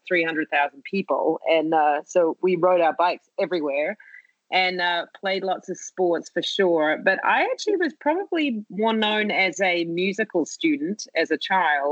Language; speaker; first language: English; native; English